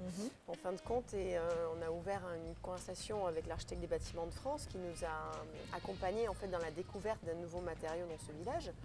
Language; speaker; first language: French; native; French